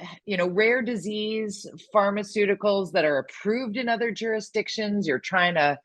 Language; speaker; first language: English; native; English